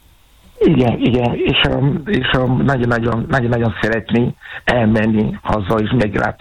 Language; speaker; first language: Hungarian; non-native, fluent; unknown